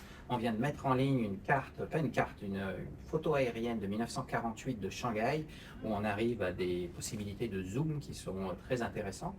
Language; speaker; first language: French; native; French